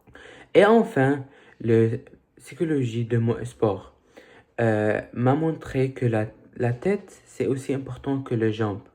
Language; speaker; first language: French; early bilingual, other home language; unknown